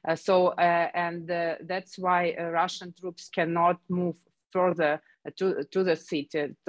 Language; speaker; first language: English; non-native, fluent; Ukrainian